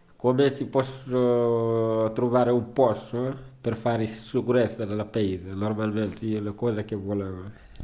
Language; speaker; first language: Italian; non-native, learner; Wolof